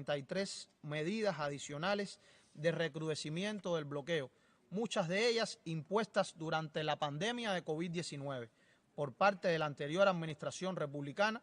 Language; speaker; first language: Spanish; native; Spanish